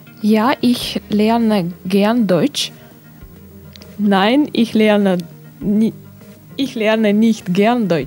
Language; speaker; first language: German; non-native, learner; Russian